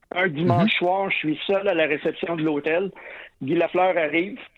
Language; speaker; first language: French; native; French